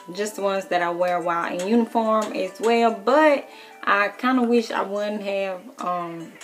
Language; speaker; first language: English; native; English